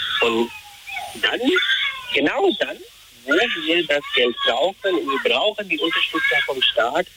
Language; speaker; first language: German; non-native, fluent; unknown